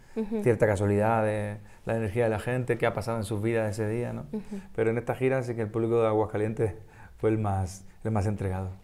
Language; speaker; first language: Spanish; native; Spanish